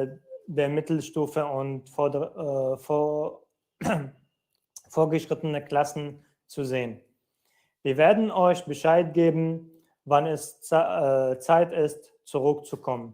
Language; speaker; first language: German; non-native, fluent; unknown